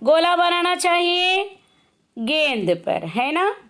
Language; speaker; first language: Hindi; non-native, local second language; Telugu